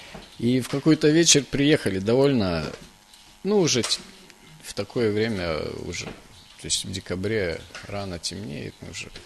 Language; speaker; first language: Russian; native; Russian